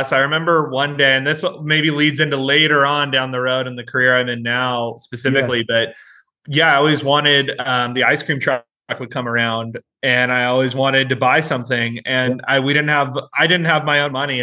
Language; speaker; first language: English; native; English